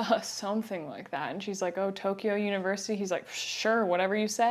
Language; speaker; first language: English; native; English